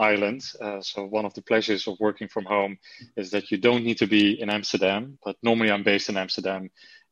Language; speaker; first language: English; non-native, fluent; Dutch